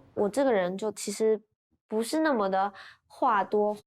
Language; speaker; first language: Chinese; native; Chinese